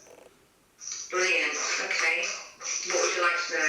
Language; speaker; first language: English; native; English